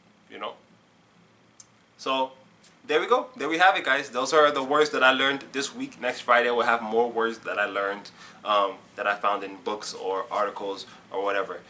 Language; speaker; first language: English; native; English